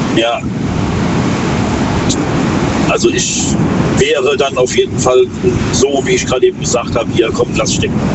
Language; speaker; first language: German; native; German